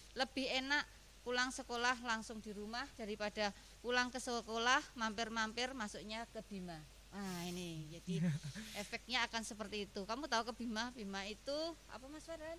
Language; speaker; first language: Indonesian; native; Indonesian